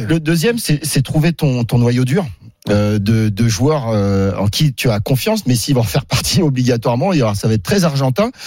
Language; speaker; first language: French; native; French